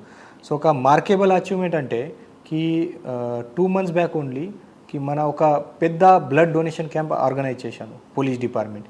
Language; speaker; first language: Telugu; non-native, fluent; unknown